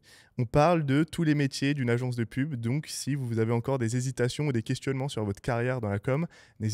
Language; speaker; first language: French; native; French